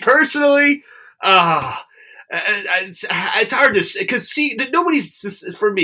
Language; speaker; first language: English; native; English